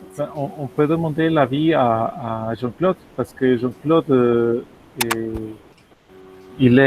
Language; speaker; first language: French; non-native, fluent; Spanish